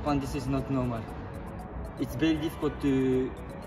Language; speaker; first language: English; non-native, learner; Japanese